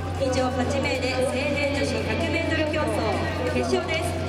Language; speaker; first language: Japanese; native; Japanese